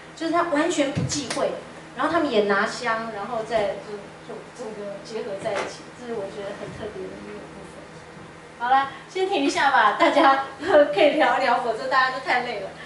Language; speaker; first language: Chinese; native; Chinese